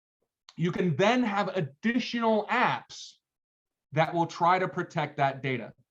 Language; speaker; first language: English; native; English